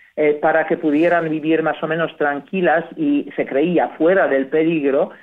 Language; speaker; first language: Spanish; non-native, fluent; Polish